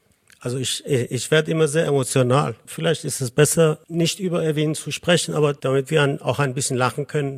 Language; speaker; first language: German; non-native, fluent; Azerbaijani